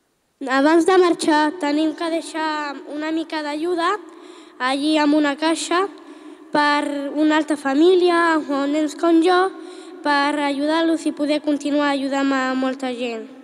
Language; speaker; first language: Catalan; early bilingual, other home language; Spanish